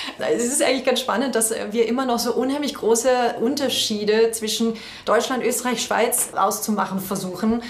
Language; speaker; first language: German; native; German